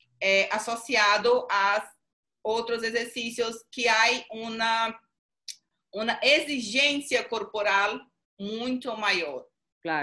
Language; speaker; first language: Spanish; non-native, learner; Portuguese